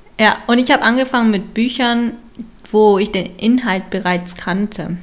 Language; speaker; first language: German; early bilingual, other home language; Vietnamese